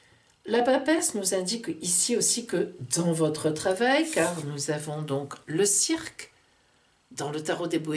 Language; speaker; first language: French; native; French